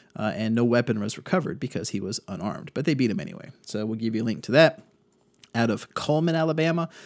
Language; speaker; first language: English; native; English